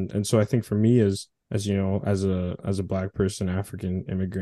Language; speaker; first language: English; native; English